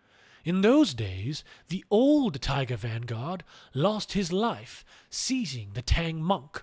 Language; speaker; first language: English; native; English